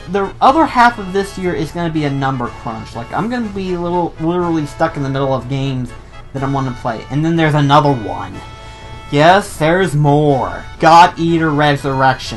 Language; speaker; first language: English; native; English